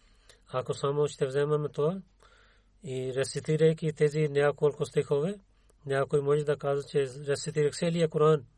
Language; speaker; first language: Bulgarian; non-native, learner; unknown